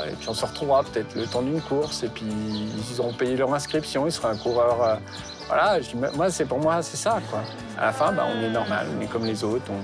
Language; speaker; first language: French; native; French